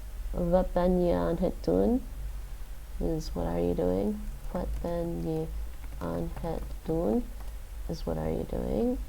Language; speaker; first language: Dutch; non-native, learner; English